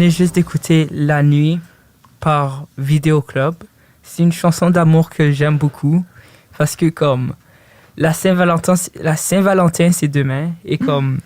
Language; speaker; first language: French; early bilingual, other home language; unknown